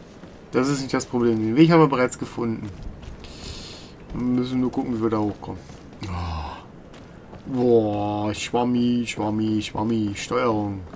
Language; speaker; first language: German; native; German